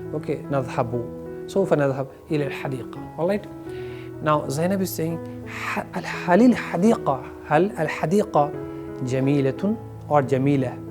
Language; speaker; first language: Arabic; non-native, fluent; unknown